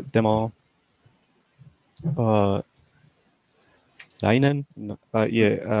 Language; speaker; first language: Japanese; non-native, learner; English